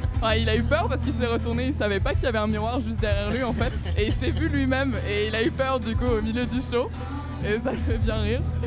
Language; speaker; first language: French; native; French